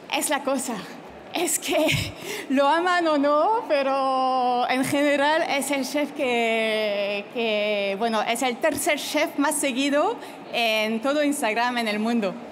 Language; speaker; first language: Spanish; non-native, fluent; French